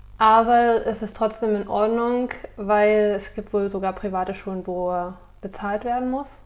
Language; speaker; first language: German; native; German